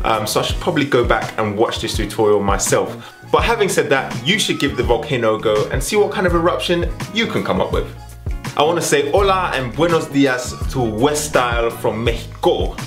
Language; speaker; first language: English; native; English